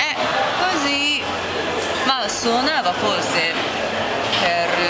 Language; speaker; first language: Italian; non-native, learner; Japanese